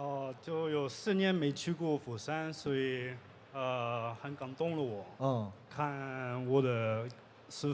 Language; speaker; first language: Chinese; non-native, learner; French